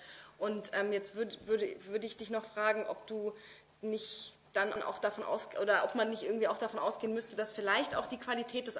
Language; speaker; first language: German; native; German